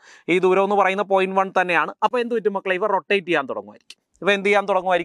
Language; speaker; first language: Malayalam; native; Malayalam